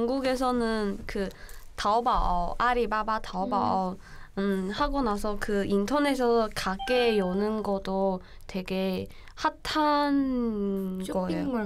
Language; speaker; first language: Korean; non-native, learner; Chinese